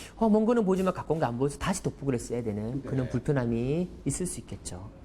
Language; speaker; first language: Korean; native; Korean